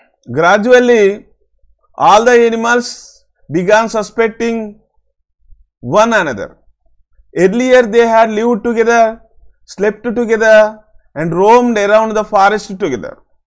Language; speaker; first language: English; non-native, local second language; Telugu